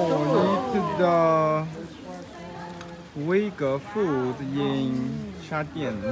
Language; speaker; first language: English; non-native, learner; Chinese